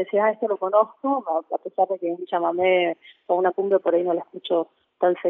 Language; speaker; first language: Spanish; native; Spanish